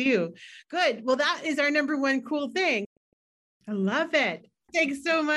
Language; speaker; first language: English; native; English